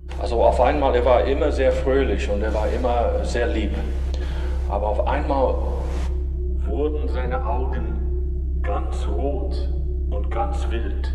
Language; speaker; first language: German; non-native, fluent; English